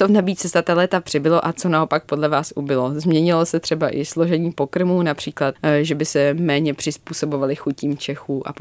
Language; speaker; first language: Czech; native; Czech